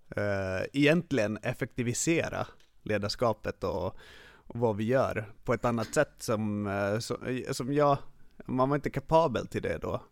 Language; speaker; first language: Swedish; early bilingual, other home language; Finnish